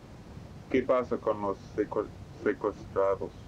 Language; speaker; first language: Spanish; non-native, learner; English